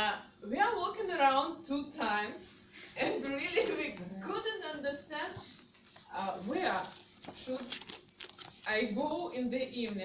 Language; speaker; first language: English; non-native, learner; Russian